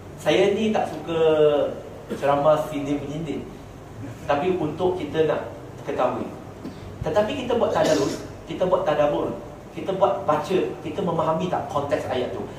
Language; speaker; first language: Malay; non-native, local second language; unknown